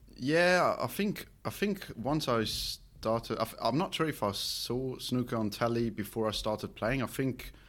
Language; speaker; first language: English; non-native, fluent; Swiss German